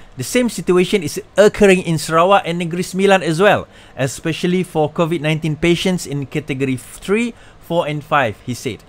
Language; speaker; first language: English; non-native, local second language; Malay